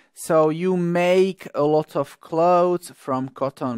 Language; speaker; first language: English; non-native, fluent; Slovak